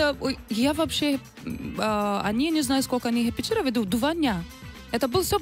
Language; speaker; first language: Russian; non-native, learner; Portuguese